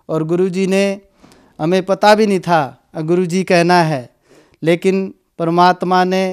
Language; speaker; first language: Hindi; native; Hindi